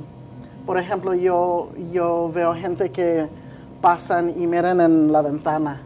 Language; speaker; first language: Spanish; early bilingual, heritage; Spanish